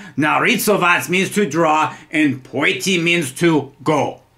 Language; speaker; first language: English; native; English